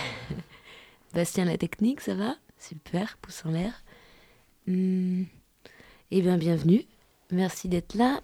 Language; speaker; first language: French; native; French